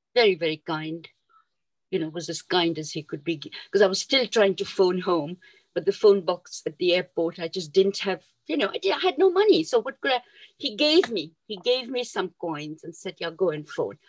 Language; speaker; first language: English; non-native, local second language; Urdu